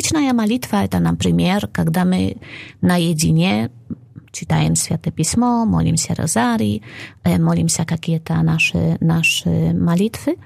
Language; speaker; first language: Russian; non-native, fluent; Polish